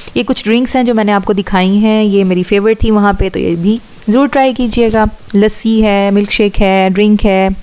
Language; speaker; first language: Urdu; non-native, local second language; Punjabi